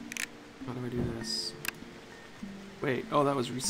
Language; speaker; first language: English; native; English